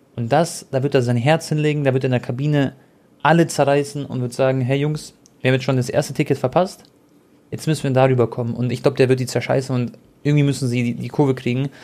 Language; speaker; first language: German; early bilingual, other home language; Croatian